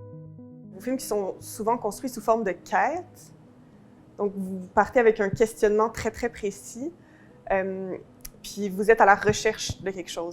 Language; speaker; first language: French; native; French